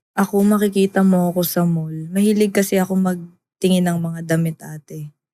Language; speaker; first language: Filipino; native; Filipino